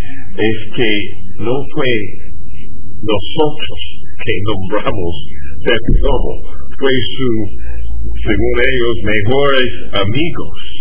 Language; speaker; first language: Spanish; non-native, fluent; English